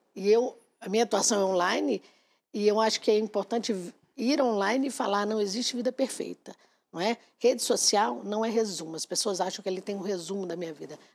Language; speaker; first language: Portuguese; native; Portuguese